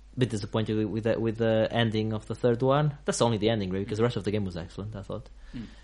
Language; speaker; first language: English; non-native, fluent; Portuguese